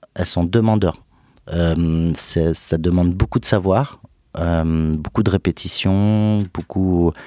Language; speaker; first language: French; native; French